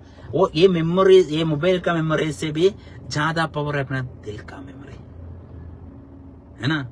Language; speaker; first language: Hindi; non-native, local second language; Malayalam